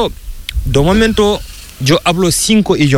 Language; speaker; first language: Spanish; non-native, learner; Fula